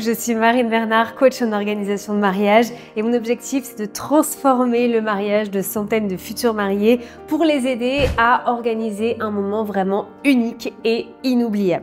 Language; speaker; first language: French; native; French